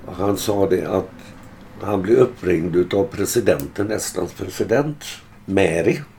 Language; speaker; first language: Swedish; early bilingual, other home language; German